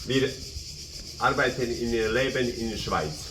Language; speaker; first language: German; non-native, learner; Croatian